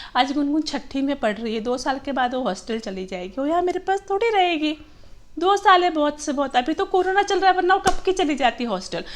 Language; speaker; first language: Hindi; non-native, local second language; Gujarati